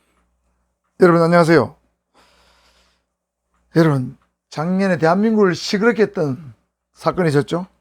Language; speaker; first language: Korean; native; Korean